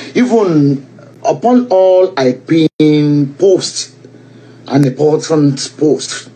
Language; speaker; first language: English; non-native, local second language; Yoruba